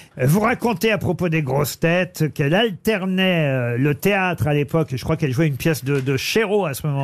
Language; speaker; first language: French; native; French